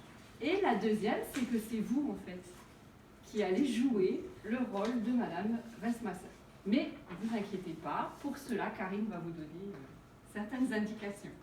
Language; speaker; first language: French; native; French